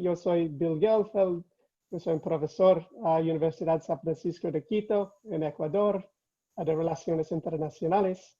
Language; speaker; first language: Spanish; non-native, fluent; English